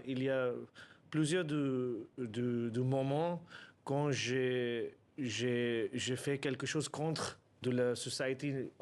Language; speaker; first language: French; non-native, learner; Urdu